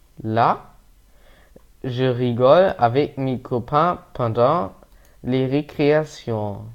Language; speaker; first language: French; non-native, learner; German